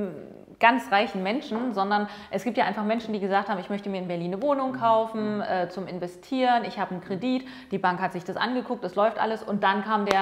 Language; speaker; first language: German; native; German